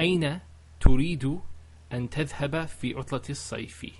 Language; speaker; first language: Arabic; non-native, learner; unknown